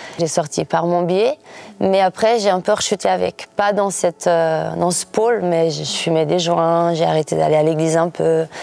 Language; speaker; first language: French; early bilingual, other home language; Portuguese